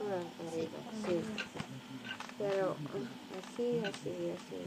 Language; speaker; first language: Spanish; non-native, learner; English